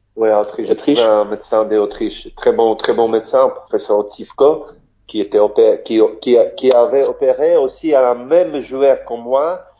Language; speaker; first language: French; non-native, fluent; Polish